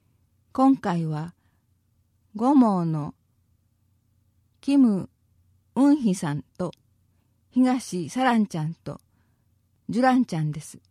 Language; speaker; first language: Japanese; native; Japanese